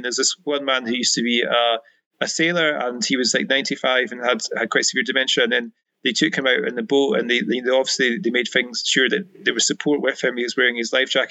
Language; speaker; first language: English; native; English